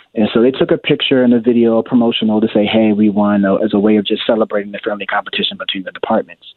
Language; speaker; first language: English; native; English